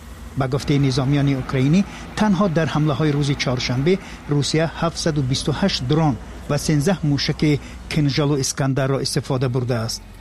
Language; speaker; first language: Tajik; native; Tajik